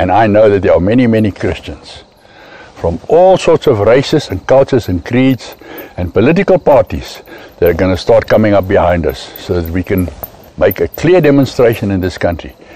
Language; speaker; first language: English; non-native, local second language; Afrikaans